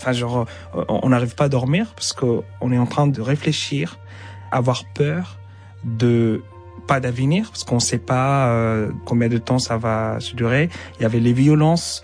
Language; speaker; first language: French; non-native, fluent; Arabic